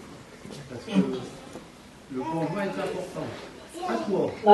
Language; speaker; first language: French; native; French